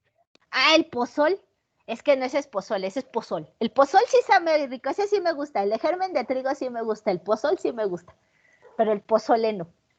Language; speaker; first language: Spanish; native; Spanish